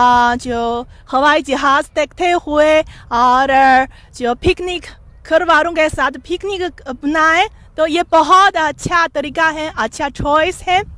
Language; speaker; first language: Hindi; non-native, fluent; Chinese